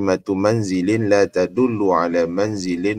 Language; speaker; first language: Arabic; non-native, learner; Malay